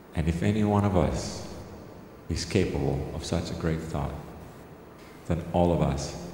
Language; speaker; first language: English; non-native, fluent; Greek